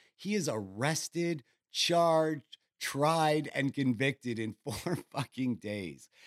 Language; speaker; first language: English; native; English